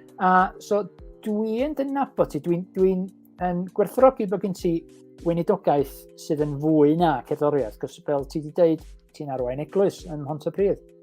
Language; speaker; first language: Welsh; native; Welsh